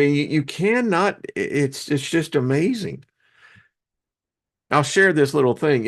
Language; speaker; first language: English; native; English